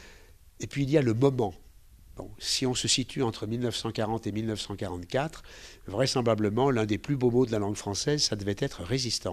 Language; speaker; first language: French; native; French